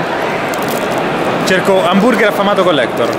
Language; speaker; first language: Italian; native; Italian